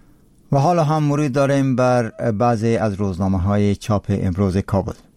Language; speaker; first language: Persian; native; Persian